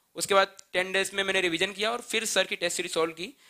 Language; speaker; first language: Hindi; native; Hindi